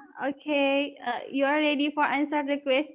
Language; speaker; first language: English; non-native, learner; Indonesian